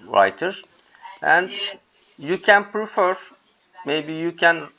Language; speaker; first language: English; non-native, learner; Turkish